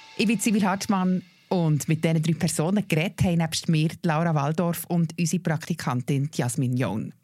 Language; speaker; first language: German; native; German